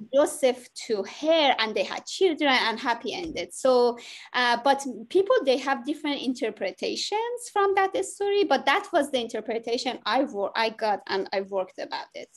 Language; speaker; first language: English; non-native, learner; Persian